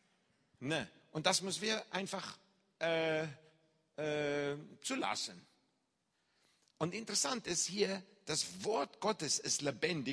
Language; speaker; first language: German; non-native, fluent; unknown